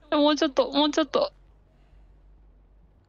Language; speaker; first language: Japanese; native; Japanese